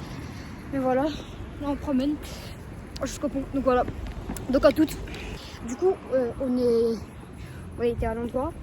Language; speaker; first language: French; native; French